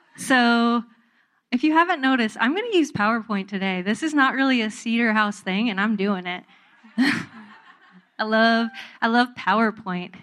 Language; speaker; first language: English; native; English